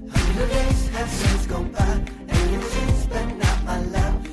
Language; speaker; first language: English; non-native, fluent; Spanish